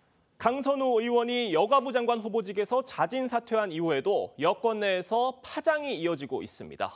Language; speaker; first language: Korean; native; Korean